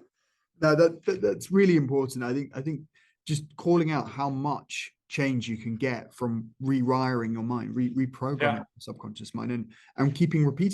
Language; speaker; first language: English; native; English